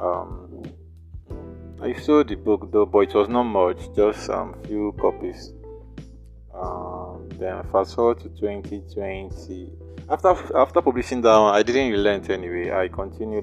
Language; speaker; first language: English; non-native, local second language; Igbo